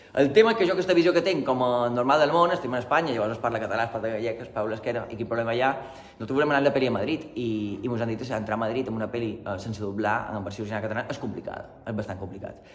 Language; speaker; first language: Catalan; native; Catalan